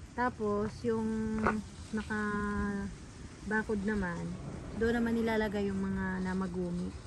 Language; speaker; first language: Filipino; native; Filipino